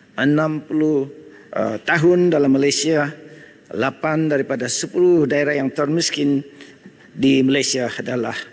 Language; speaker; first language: Malay; non-native, local second language; Central Dusun